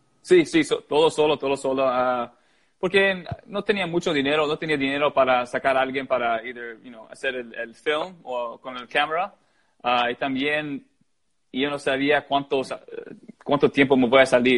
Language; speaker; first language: Spanish; early bilingual, heritage; English